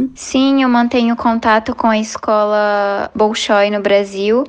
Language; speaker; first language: Portuguese; native; Portuguese